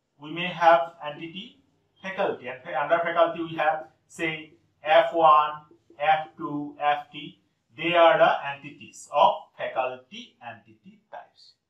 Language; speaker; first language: English; non-native, local second language; Assamese